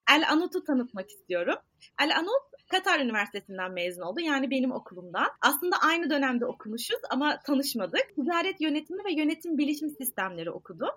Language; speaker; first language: Turkish; native; Turkish